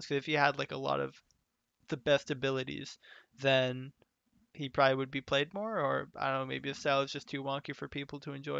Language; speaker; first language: English; native; English